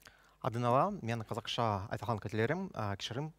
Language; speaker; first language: Kazakh; non-native, local second language; Russian